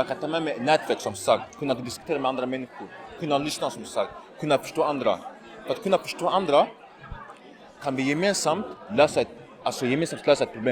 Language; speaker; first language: Swedish; early bilingual, other home language; Somali